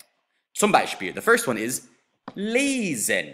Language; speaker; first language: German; non-native, fluent; English